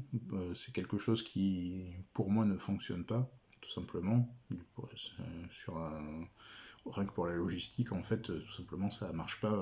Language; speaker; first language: French; native; French